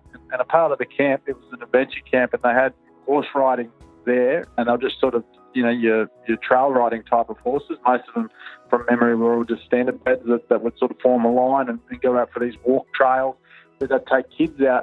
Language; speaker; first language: English; native; English